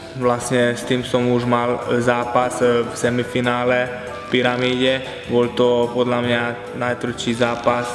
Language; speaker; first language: Slovak; non-native, local second language; Hungarian